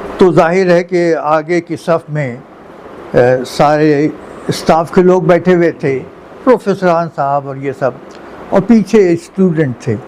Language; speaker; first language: Urdu; native; Urdu